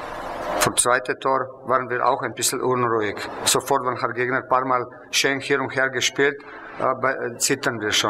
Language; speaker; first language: German; non-native, fluent; Slovenian